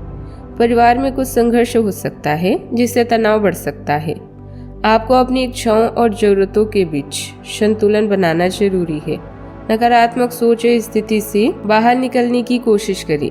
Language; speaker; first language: Hindi; native; Hindi